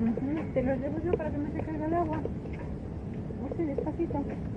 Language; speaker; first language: Spanish; native; Spanish